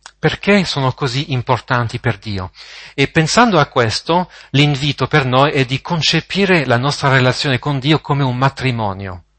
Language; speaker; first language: Italian; non-native, fluent; French